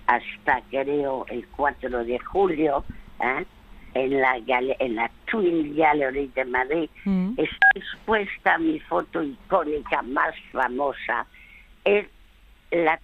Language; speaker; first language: Spanish; early bilingual, other home language; French